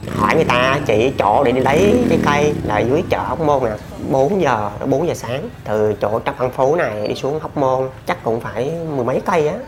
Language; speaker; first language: Vietnamese; native; Vietnamese